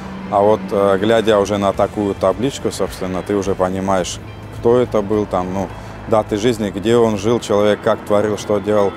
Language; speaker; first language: Russian; native; Russian